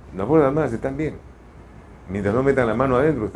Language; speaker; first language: Spanish; native; Spanish